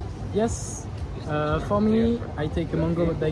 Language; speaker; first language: English; non-native, learner; French